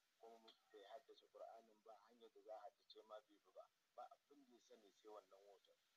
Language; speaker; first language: Hausa; native; Hausa